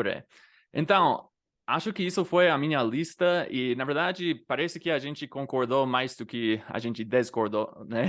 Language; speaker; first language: Portuguese; non-native, fluent; English